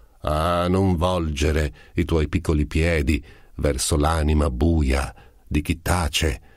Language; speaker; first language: Italian; native; Italian